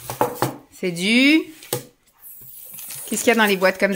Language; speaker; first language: French; native; French